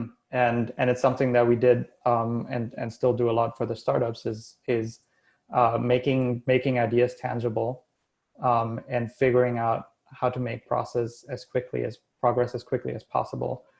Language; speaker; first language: English; non-native, fluent; German